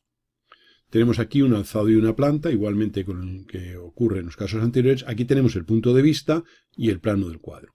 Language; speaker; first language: Spanish; native; Spanish